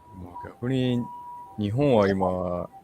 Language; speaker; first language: Japanese; early bilingual, heritage; Japanese